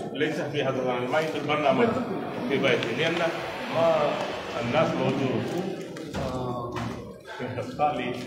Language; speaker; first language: Arabic; non-native, learner; Bangla